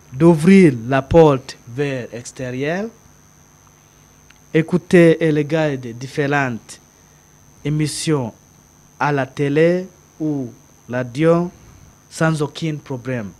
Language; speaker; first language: French; non-native, learner; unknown